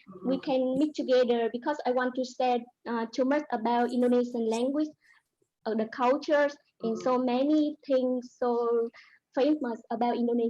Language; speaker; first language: English; non-native, fluent; Vietnamese